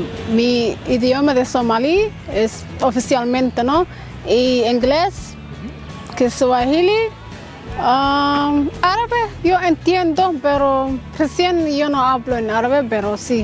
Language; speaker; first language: Spanish; non-native, learner; Somali